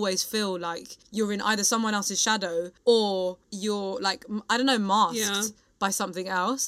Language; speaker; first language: English; native; English